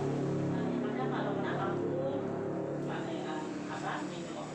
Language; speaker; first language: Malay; non-native, local second language; Javanese